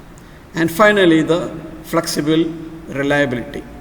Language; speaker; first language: English; non-native, local second language; Malayalam